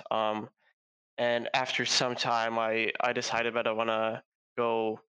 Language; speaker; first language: English; non-native, fluent; Lithuanian